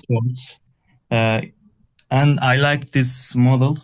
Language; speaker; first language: English; non-native, learner; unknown